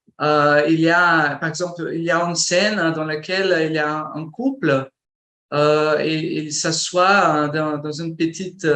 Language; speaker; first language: French; non-native, fluent; Portuguese